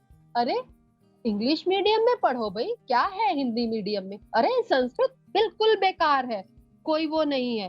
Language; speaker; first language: Hindi; native; Hindi